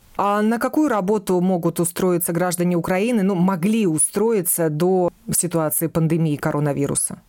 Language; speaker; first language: Russian; native; Russian